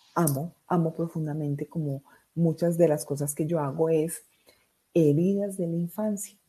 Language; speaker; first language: Spanish; native; Spanish